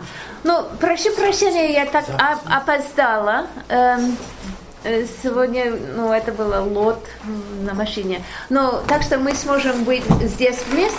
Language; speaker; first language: Russian; non-native, learner; English